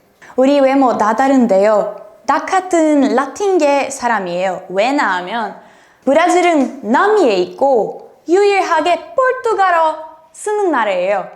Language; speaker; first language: Korean; non-native, fluent; Portuguese